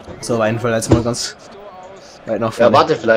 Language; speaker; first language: German; native; German